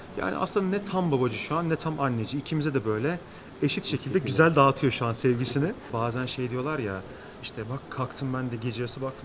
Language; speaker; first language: Turkish; native; Turkish